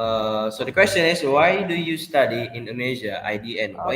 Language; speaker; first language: English; non-native, learner; Indonesian